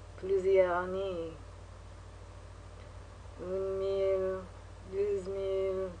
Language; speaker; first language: French; non-native, learner; English